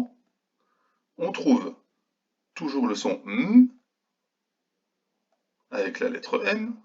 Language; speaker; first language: French; native; French